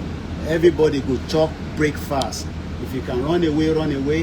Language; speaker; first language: English; non-native, local second language; Yoruba